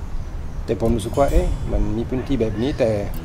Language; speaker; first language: Thai; non-native, learner; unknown